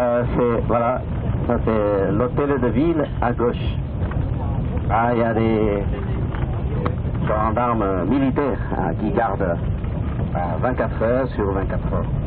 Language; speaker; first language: French; non-native, fluent; Chinese